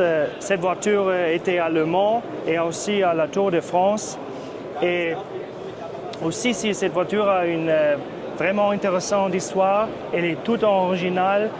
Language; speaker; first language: French; non-native, fluent; German